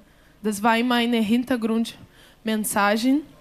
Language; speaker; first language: German; non-native, learner; Portuguese